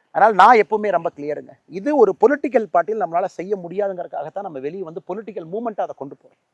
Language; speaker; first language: Tamil; native; Tamil